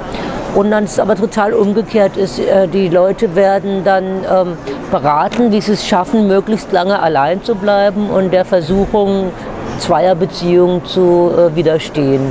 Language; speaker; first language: German; native; German